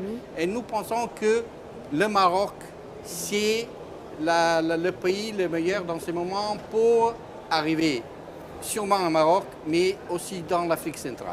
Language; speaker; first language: French; non-native, fluent; Italian